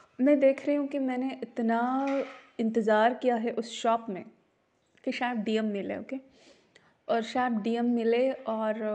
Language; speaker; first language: Hindi; non-native, local second language; Marathi